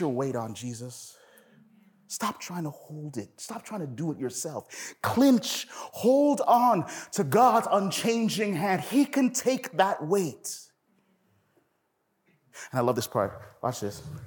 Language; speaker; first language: English; native; English